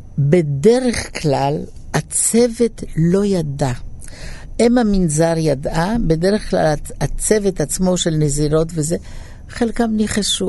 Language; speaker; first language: Hebrew; early bilingual, other home language; Polish